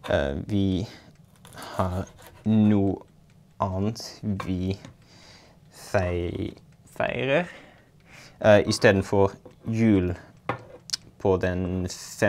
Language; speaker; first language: Norwegian; non-native, learner; Dutch